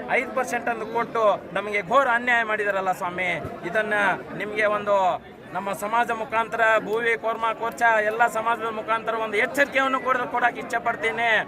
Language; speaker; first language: Kannada; non-native, local second language; Lambadi